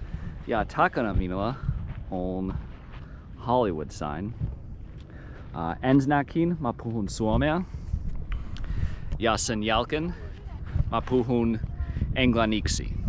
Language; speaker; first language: Finnish; non-native, learner; English